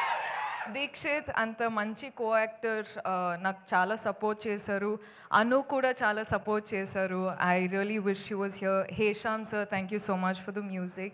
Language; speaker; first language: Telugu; non-native, fluent; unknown